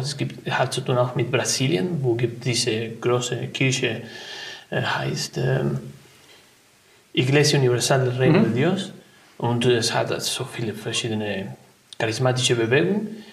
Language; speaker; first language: German; non-native, learner; Spanish